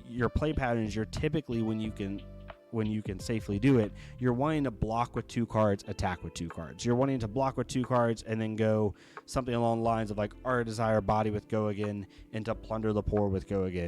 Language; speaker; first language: English; native; English